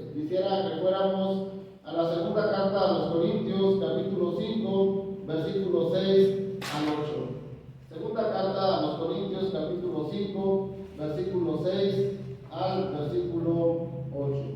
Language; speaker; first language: Spanish; native; Spanish